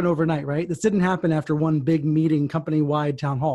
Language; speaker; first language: English; native; English